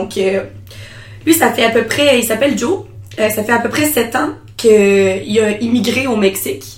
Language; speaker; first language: French; native; French